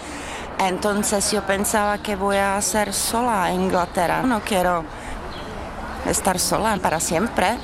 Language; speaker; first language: Spanish; non-native, fluent; Czech